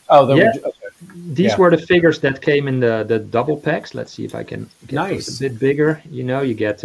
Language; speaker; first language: English; non-native, fluent; Dutch